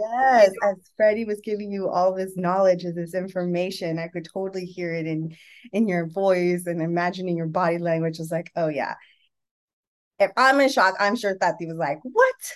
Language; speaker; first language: English; early bilingual, other home language; Spanish